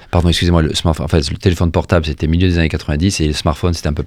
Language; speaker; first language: French; native; French